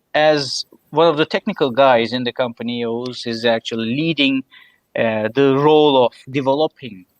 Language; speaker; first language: English; non-native, fluent; Turkish